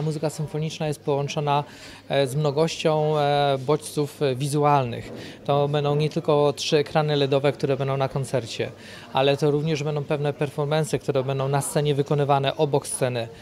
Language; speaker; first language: Polish; native; Polish